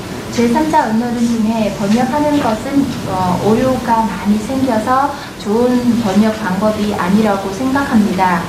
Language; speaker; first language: Korean; non-native, fluent; Vietnamese